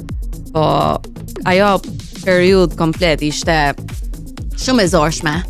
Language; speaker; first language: Albanian; early bilingual, heritage; Albanian